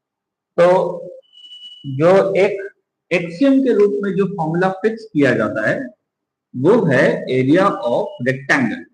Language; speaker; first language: Hindi; native; Hindi